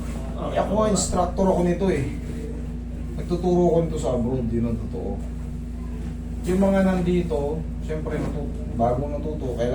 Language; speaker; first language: Filipino; native; Filipino